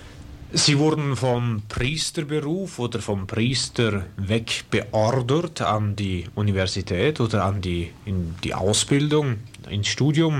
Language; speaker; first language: German; native; German